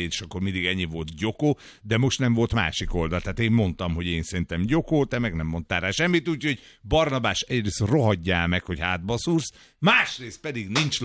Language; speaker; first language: Hungarian; native; Hungarian